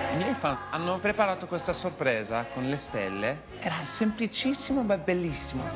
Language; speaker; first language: Italian; non-native, fluent; English